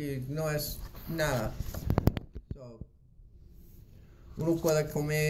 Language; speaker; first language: Spanish; non-native, fluent; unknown